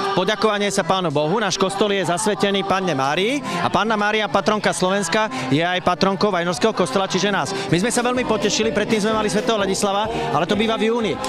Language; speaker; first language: Slovak; native; Slovak